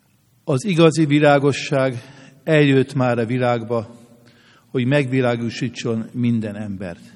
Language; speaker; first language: Hungarian; native; Hungarian